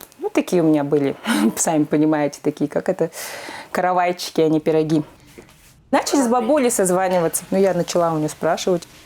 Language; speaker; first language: Russian; native; Russian